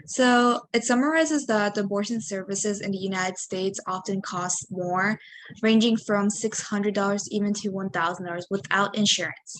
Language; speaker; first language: English; native; English